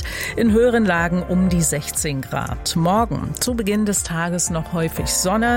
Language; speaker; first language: German; native; German